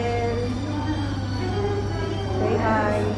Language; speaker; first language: English; non-native, local second language; Filipino